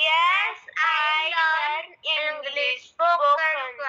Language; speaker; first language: English; non-native, learner; Hindi